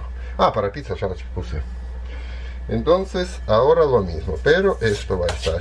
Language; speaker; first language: Spanish; non-native, fluent; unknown